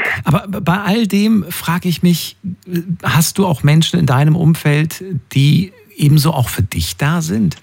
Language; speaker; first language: German; native; German